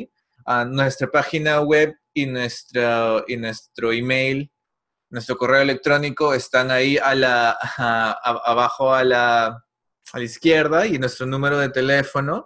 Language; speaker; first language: Spanish; non-native, fluent; English